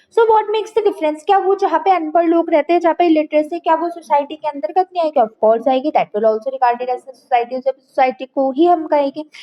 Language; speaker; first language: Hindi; native; Hindi